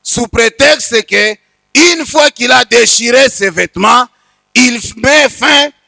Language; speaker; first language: French; non-native, local second language; Swahili